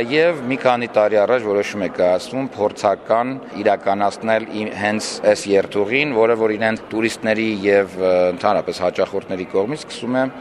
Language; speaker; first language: Armenian; native; Armenian